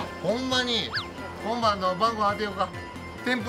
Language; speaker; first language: Japanese; native; Japanese